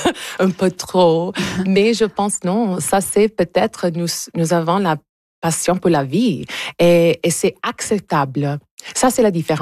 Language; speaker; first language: French; non-native, local second language; English